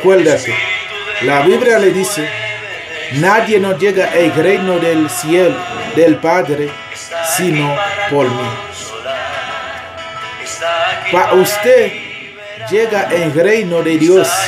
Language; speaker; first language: Spanish; non-native, learner; Haitian Creole